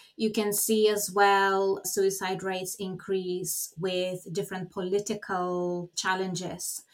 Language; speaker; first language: English; non-native, fluent; Lithuanian